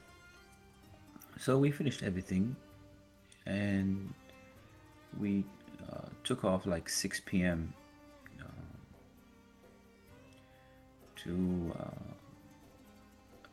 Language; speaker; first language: English; early bilingual, other home language; Arabic